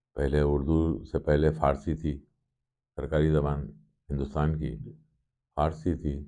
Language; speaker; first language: Urdu; native; Urdu